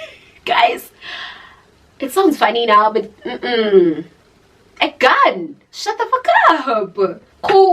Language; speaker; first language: English; non-native, local second language; Zulu